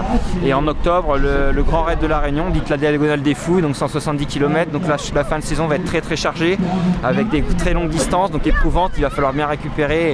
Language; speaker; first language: French; native; French